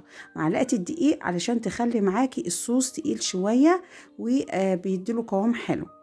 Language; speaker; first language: Arabic; native; Arabic